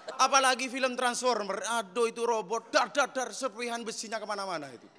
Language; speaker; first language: Indonesian; native; Indonesian